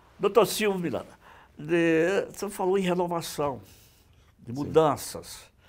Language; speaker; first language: Portuguese; native; Portuguese